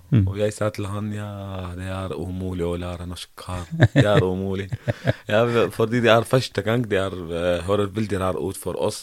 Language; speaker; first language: Norwegian; non-native, learner; Arabic